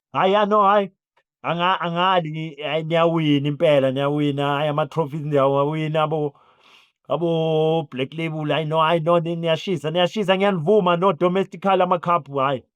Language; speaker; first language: Zulu; native; Zulu